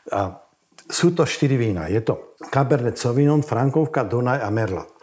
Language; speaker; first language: Slovak; native; Slovak